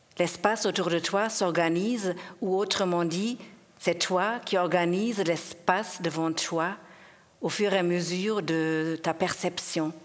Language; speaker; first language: French; non-native, fluent; German